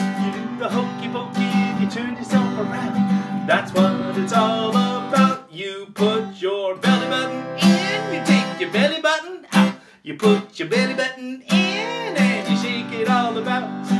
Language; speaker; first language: English; native; English